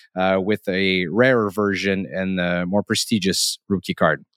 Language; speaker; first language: English; non-native, fluent; French